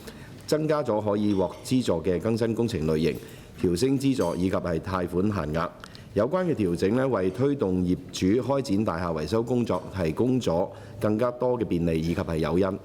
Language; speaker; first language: Cantonese; native; Cantonese